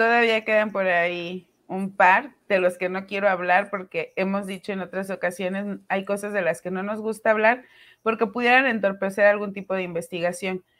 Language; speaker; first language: Spanish; native; Spanish